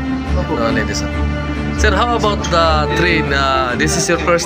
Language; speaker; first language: English; non-native, learner; Filipino